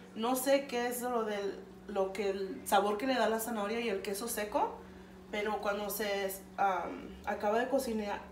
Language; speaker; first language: Spanish; early bilingual, other home language; English